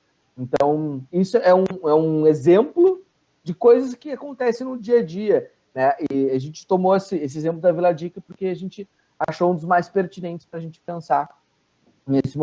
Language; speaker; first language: Portuguese; native; Portuguese